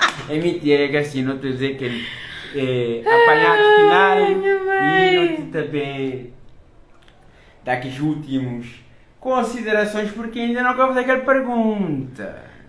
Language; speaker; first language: Portuguese; non-native, local second language; Kabuverdianu